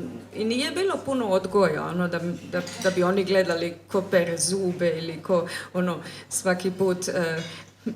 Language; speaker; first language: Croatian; early bilingual, heritage; German